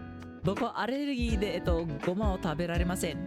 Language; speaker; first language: Japanese; non-native, fluent; English